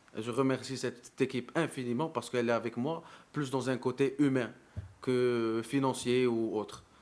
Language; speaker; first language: French; non-native, local second language; Arabic